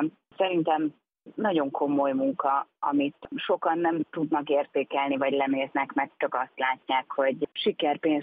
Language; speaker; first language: Hungarian; native; Hungarian